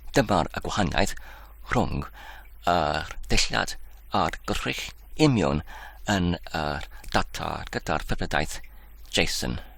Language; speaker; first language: Welsh; non-native, local second language; English